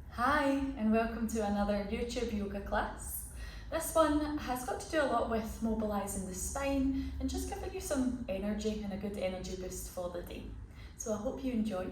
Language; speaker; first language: English; native; English